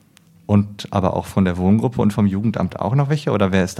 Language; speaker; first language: German; native; German